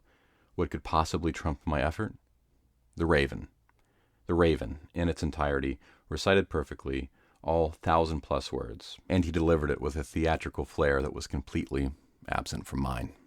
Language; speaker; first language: English; native; English